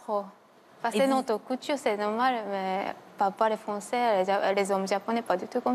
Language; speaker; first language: French; non-native, learner; Japanese